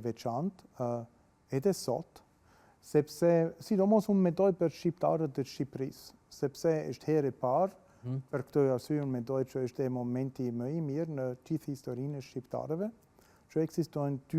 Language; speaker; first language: Albanian; non-native, fluent; German